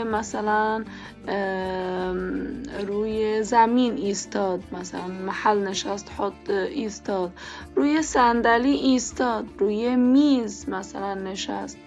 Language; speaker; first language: Persian; non-native, fluent; Arabic